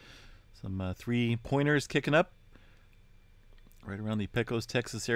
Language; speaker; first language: English; native; English